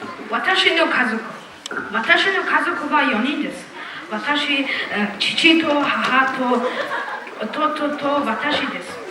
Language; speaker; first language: Japanese; non-native, learner; Mongolian